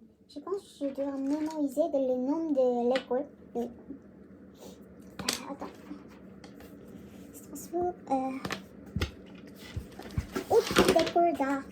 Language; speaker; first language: French; non-native, learner; Korean